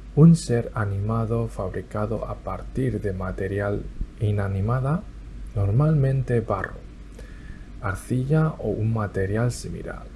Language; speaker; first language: Spanish; non-native, fluent; Chinese